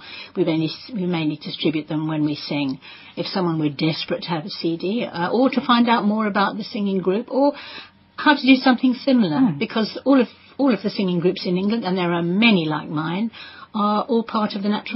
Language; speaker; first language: English; native; English